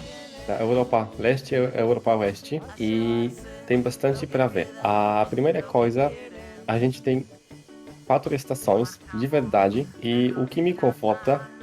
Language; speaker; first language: Portuguese; non-native, fluent; Polish